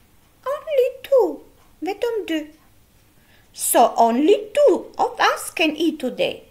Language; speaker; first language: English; non-native, fluent; Albanian